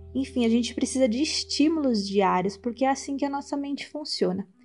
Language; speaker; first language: Portuguese; native; Portuguese